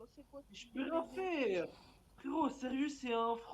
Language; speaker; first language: French; native; French